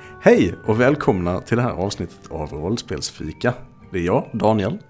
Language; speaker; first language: Swedish; native; Swedish